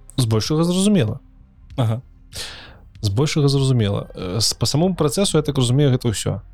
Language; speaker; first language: Belarusian; native; Belarusian